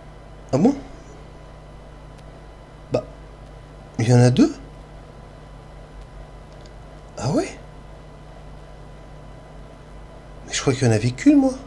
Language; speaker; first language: French; native; French